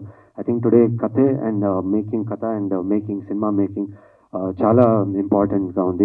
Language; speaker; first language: Telugu; non-native, learner; Kannada